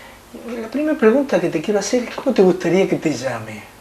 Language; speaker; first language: Spanish; native; Spanish